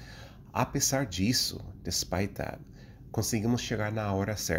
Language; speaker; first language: Portuguese; non-native, fluent; English